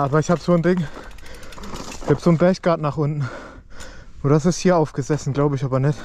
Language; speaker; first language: German; native; German